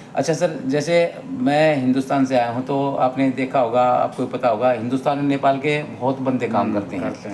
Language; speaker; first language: Hindi; native; Hindi